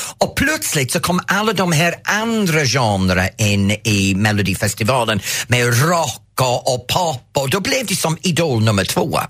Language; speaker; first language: Swedish; non-native, fluent; English